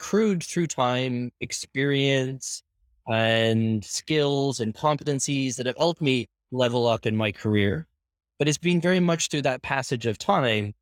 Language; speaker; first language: English; native; English